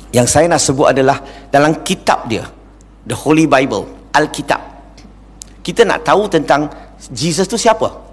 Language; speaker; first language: Malay; non-native, local second language; Chinese